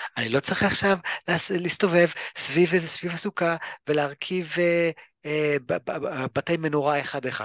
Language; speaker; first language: Hebrew; early bilingual, other home language; English